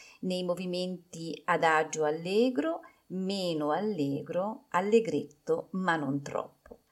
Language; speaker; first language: Italian; native; Italian